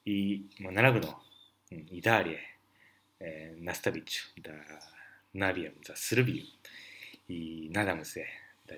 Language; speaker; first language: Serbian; non-native, learner; Japanese